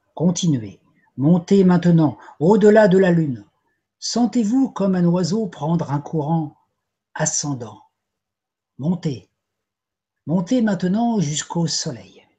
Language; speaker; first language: French; native; French